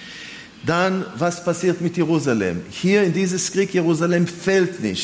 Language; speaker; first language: German; non-native, fluent; Hebrew